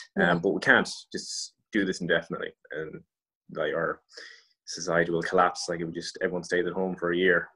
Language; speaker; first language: English; native; English